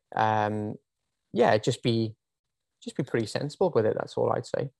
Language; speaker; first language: English; native; English